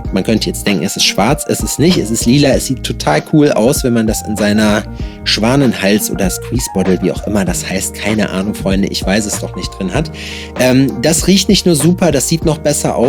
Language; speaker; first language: German; native; German